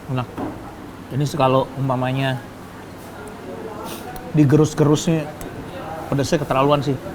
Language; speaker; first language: Indonesian; native; Indonesian